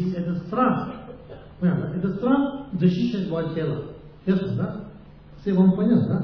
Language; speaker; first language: Russian; non-native, learner; Tibetan